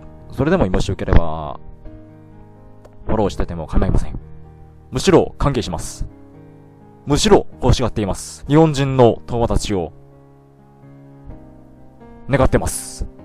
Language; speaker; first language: Japanese; non-native, learner; Korean